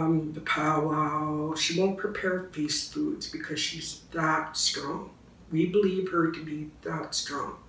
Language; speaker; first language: English; native; English